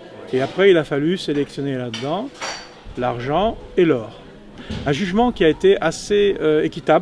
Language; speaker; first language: French; native; French